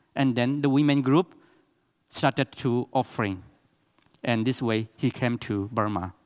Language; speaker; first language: English; non-native, learner; Burmese